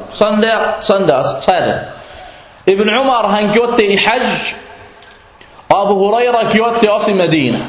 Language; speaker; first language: Danish; non-native, fluent; Arabic